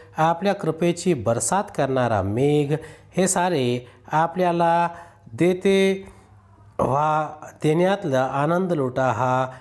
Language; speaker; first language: Marathi; non-native, local second language; Urdu